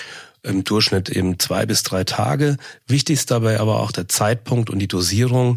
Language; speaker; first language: German; native; German